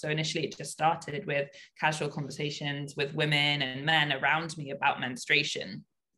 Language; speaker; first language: English; native; English